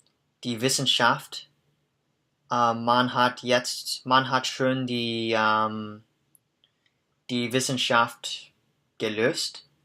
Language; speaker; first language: German; non-native, learner; English